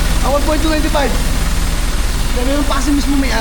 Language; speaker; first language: Filipino; native; Filipino